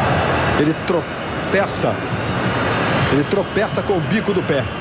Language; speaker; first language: Portuguese; native; Portuguese